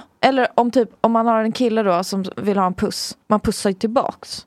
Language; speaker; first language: Swedish; native; Swedish